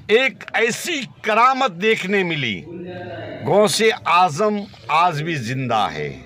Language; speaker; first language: Hindi; non-native, local second language; Kachhi